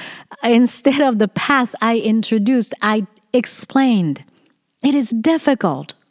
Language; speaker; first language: English; non-native, fluent; Japanese